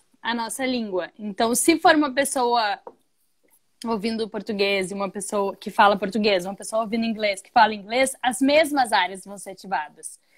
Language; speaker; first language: Portuguese; native; Portuguese